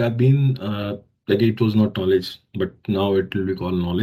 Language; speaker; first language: English; non-native, local second language; Hindi